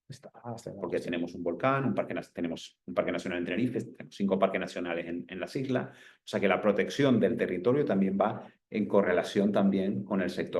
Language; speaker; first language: Spanish; native; Spanish